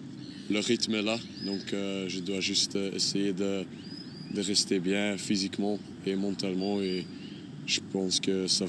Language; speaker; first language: French; non-native, local second language; Dutch